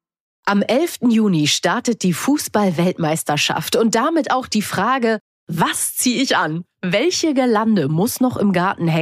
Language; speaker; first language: German; native; German